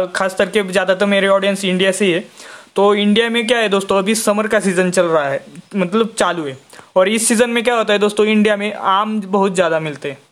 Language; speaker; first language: Hindi; non-native, local second language; Marathi